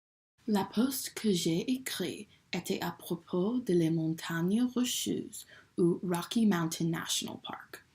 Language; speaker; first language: French; non-native, learner; English